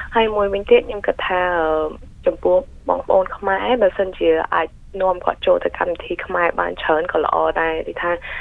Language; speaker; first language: Khmer; early bilingual, heritage; Khmer